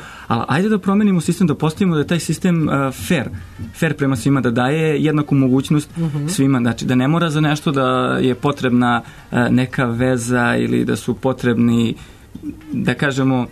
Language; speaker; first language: Serbian; native; Serbian